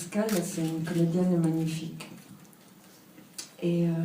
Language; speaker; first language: French; non-native, fluent; Italian